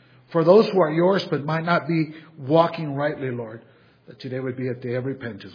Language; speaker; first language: English; native; English